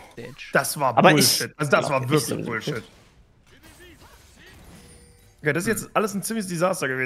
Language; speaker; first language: German; native; German